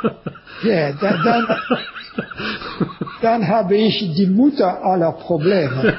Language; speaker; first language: German; non-native, learner; French